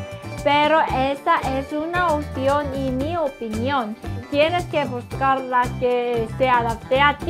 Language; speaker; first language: Spanish; non-native, fluent; Korean